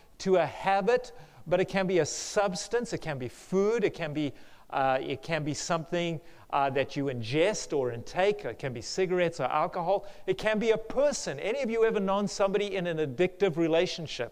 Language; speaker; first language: English; native; English